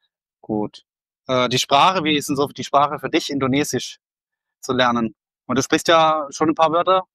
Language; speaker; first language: German; native; German